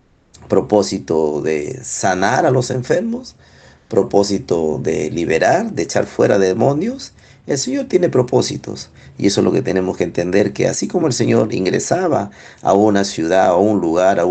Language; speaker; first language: Spanish; native; Spanish